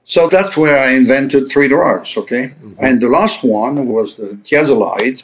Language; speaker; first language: English; non-native, fluent; French